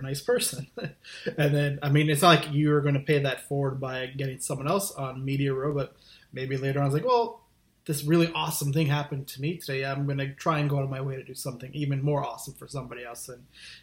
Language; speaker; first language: English; native; English